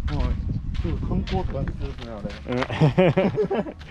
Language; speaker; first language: Japanese; native; Japanese